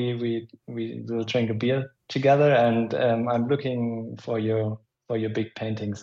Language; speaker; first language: English; non-native, fluent; German